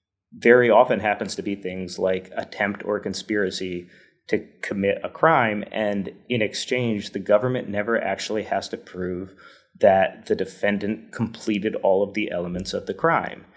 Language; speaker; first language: English; native; English